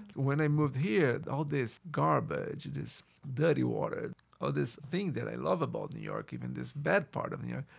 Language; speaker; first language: English; non-native, fluent; Portuguese